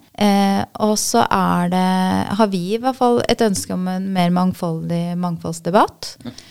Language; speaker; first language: Norwegian; early bilingual, other home language; Persian